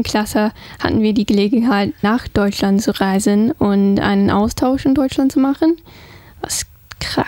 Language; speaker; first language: German; non-native, fluent; English